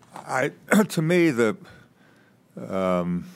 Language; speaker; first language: English; native; English